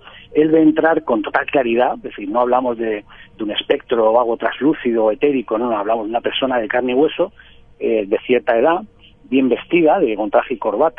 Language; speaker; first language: Spanish; native; Spanish